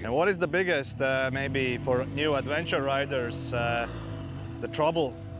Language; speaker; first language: English; non-native, fluent; Latvian